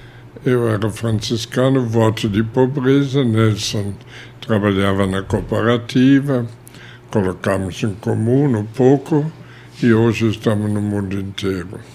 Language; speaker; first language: Portuguese; non-native, fluent; German